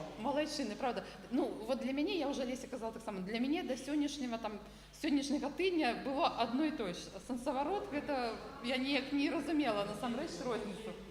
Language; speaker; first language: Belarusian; non-native, local second language; Russian